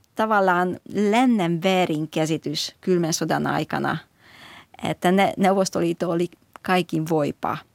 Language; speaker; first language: Finnish; non-native, fluent; Hungarian